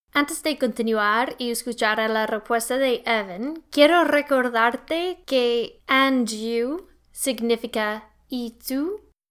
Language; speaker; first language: Spanish; non-native, learner; English